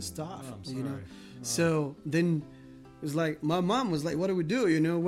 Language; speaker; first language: English; non-native, fluent; Spanish